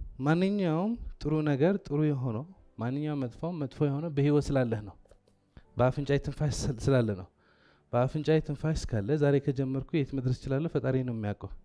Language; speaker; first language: Amharic; non-native, local second language; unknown